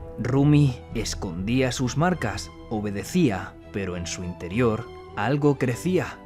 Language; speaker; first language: Spanish; native; Spanish